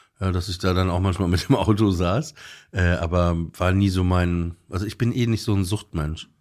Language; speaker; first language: German; native; German